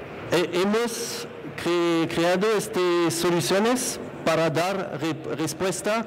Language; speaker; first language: Spanish; non-native, fluent; French